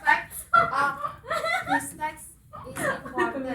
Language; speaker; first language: English; non-native, learner; Indonesian